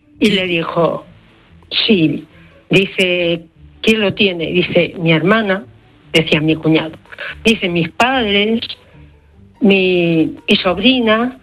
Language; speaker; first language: Spanish; native; Spanish